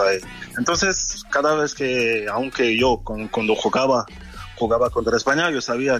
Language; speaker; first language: Spanish; non-native, fluent; French